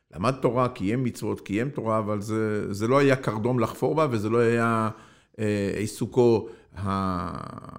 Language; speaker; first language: Hebrew; non-native, fluent; Arabic